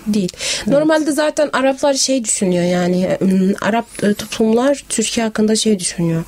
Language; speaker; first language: Turkish; non-native, fluent; Arabic